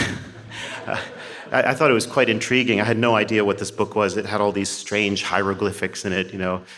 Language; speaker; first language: English; native; English